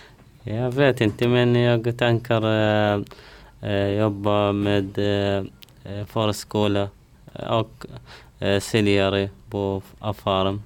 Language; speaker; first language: Swedish; non-native, learner; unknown